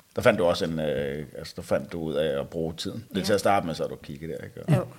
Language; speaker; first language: Danish; native; Danish